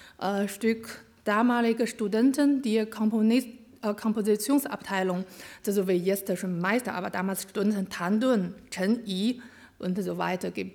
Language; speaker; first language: German; non-native, learner; Chinese